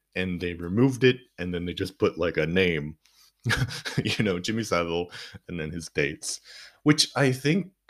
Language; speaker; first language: English; native; English